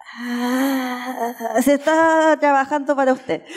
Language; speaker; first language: Spanish; native; Spanish